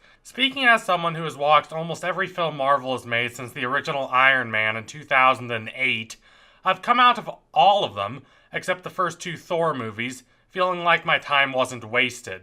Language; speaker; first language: English; native; English